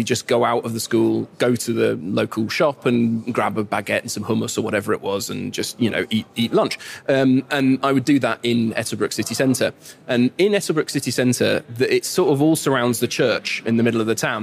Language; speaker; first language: English; native; English